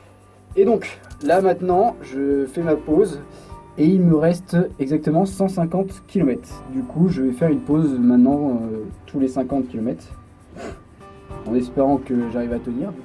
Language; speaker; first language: French; native; French